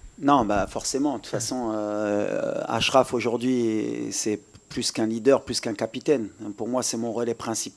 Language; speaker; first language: French; native; French